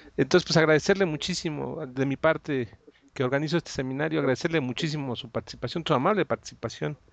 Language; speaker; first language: Spanish; native; Spanish